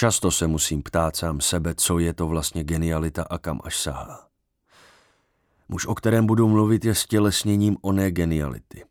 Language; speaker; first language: Czech; native; Czech